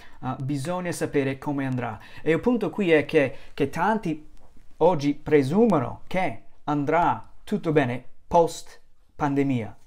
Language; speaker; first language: Italian; non-native, fluent; English